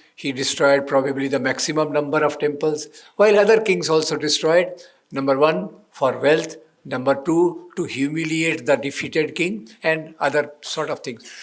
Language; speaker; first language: English; non-native, local second language; Hindi